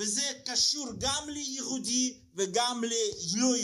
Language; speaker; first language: Hebrew; non-native, fluent; Russian